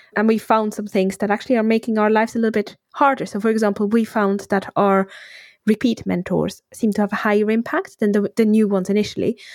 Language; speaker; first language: English; non-native, fluent; Swiss German